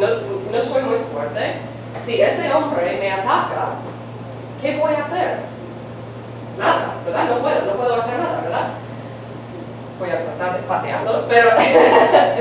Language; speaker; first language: Spanish; non-native, fluent; English